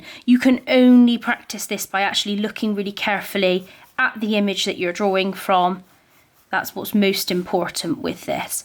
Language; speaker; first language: English; native; English